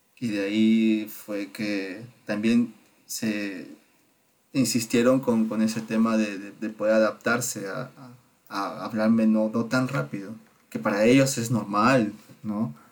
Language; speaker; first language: Spanish; native; Spanish